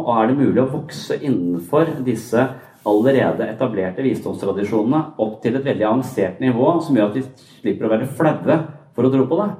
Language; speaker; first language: Norwegian; native; Norwegian